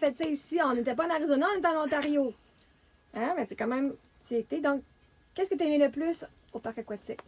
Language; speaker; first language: French; native; French